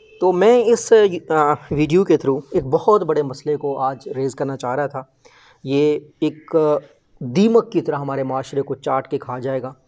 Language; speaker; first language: Urdu; non-native, local second language; Baluchi